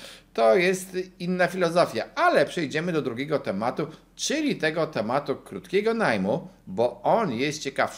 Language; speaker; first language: Polish; native; Polish